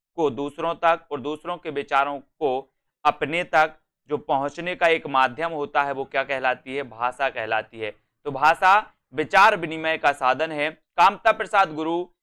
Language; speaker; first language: Hindi; native; Hindi